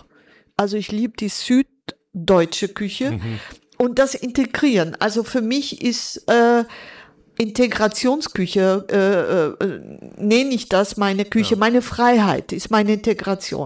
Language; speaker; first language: German; non-native, fluent; Portuguese